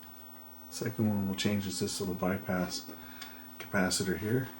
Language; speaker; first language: English; native; English